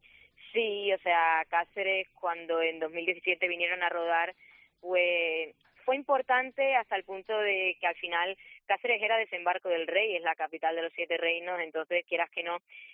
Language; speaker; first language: Spanish; native; Spanish